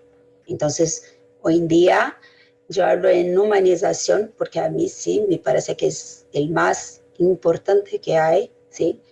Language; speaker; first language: Spanish; non-native, fluent; Portuguese